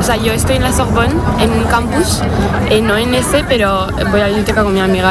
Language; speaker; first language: Spanish; non-native, fluent; French